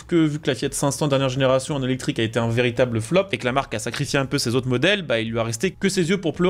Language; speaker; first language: French; native; French